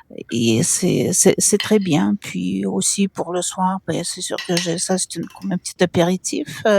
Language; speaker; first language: French; non-native, fluent; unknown